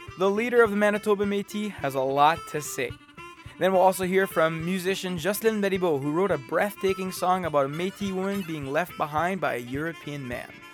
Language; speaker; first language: English; native; English